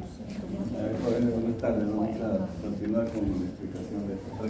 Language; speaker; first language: Spanish; native; Spanish